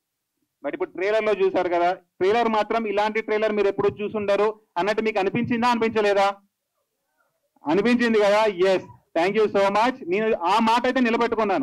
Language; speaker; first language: Telugu; native; Telugu